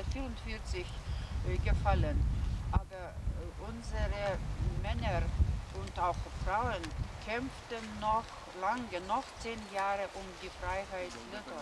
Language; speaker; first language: German; non-native, fluent; Lithuanian